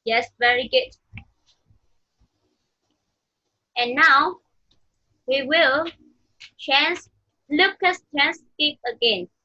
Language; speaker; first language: English; non-native, fluent; Vietnamese